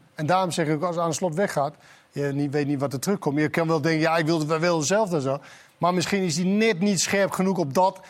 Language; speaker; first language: Dutch; non-native, fluent; Danish